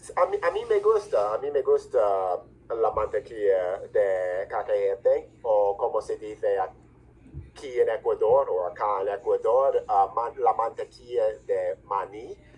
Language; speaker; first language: Spanish; non-native, fluent; English